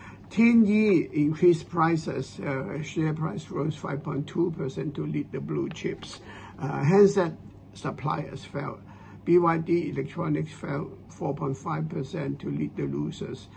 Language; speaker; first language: English; non-native, local second language; Cantonese